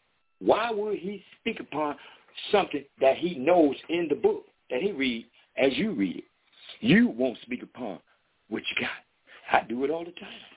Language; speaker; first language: English; native; English